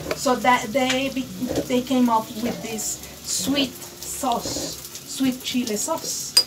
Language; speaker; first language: English; non-native, fluent; Spanish